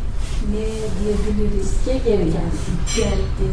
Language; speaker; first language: Turkish; non-native, learner; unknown